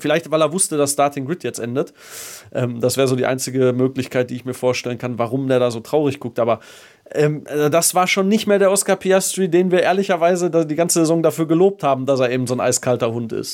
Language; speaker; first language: German; native; German